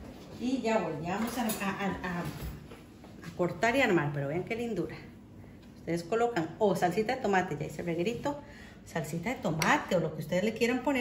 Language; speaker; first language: Spanish; native; Spanish